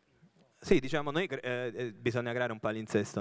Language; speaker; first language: Italian; native; Italian